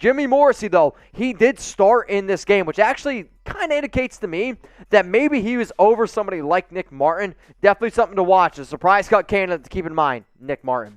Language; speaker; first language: English; native; English